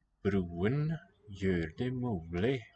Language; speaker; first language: Norwegian; non-native, learner; English